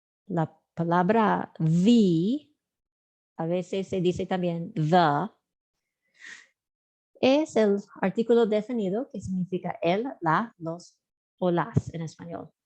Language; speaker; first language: Spanish; non-native, fluent; English